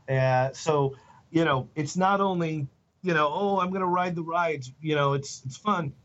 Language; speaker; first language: English; native; English